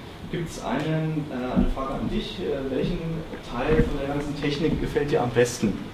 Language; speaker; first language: German; native; German